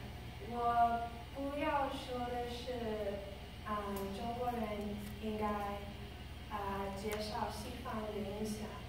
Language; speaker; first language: Chinese; non-native, learner; English